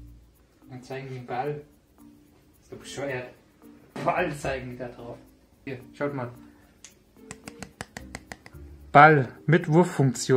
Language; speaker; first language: German; native; German